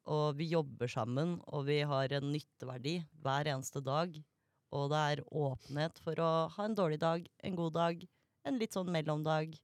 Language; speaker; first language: Norwegian; native; Norwegian